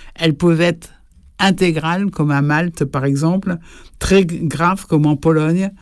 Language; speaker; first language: French; native; French